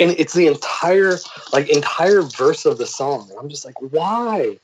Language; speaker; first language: English; native; English